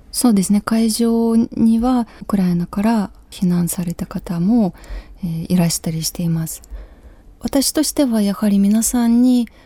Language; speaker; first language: Japanese; non-native, fluent; Ukrainian